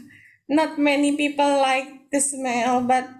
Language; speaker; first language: English; non-native, learner; Indonesian